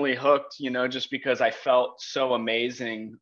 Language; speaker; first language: English; native; English